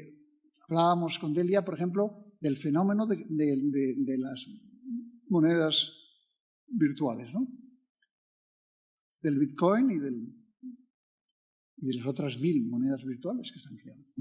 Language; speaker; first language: Spanish; native; Spanish